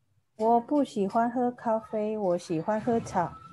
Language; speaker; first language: Chinese; non-native, learner; Indonesian